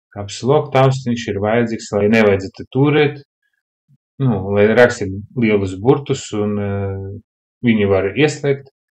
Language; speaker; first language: Latvian; non-native, local second language; Russian